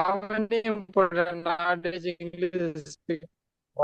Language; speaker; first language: English; non-native, learner; Santali